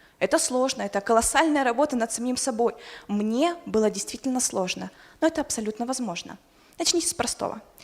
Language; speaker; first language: Russian; native; Russian